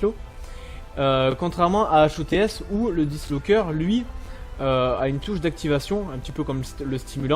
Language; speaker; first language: French; native; French